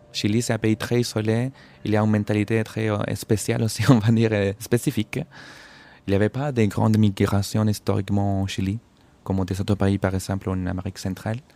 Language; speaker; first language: French; non-native, fluent; Spanish